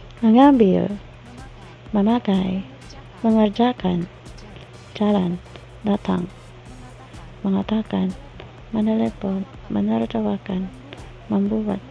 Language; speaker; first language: Indonesian; non-native, learner; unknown